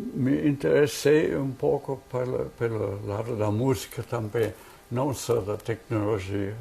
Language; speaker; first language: Portuguese; non-native, fluent; German